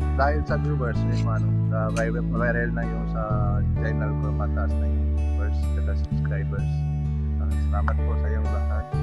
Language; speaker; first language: Filipino; non-native, learner; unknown